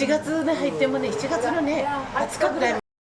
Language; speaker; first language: Japanese; native; Japanese